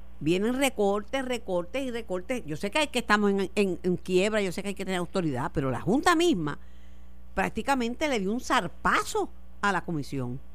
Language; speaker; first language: Spanish; native; Spanish